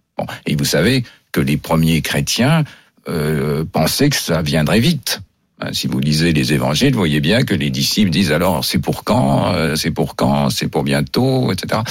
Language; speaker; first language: French; native; French